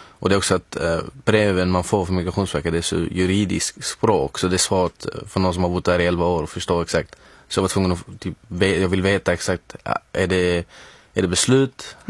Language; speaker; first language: Swedish; non-native, fluent; Arabic